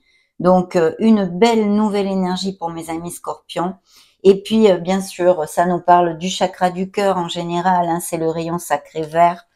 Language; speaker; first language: French; native; French